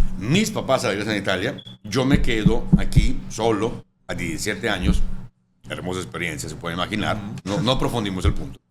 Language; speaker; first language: Spanish; non-native, fluent; Italian